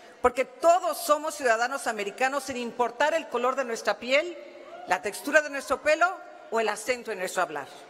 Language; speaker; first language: Spanish; early bilingual, heritage; Spanish